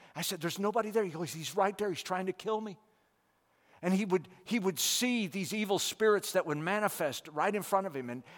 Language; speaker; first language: English; native; English